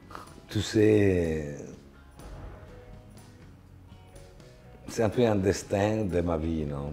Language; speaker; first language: French; non-native, fluent; Italian